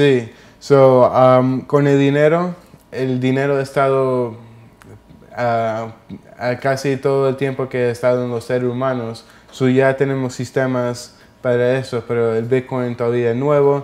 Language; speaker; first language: Spanish; early bilingual, heritage; English